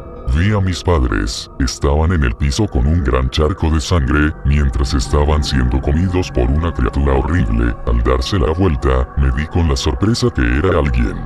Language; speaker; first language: Spanish; native; Spanish